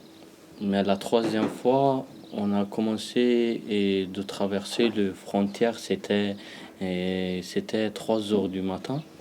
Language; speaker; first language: French; non-native, learner; Pashto